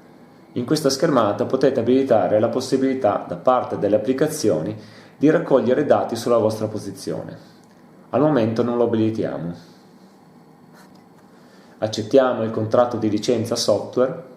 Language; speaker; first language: Italian; native; Italian